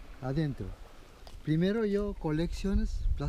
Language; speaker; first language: Spanish; non-native, local second language; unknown